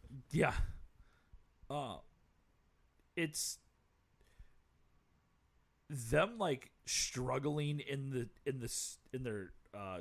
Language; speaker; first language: English; native; English